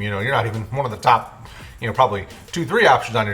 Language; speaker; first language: English; native; English